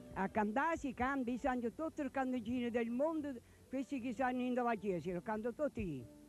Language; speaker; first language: Italian; native; Italian